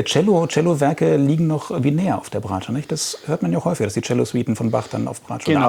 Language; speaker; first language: German; native; German